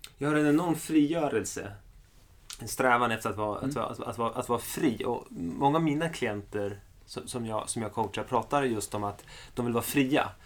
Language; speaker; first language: Swedish; early bilingual, other home language; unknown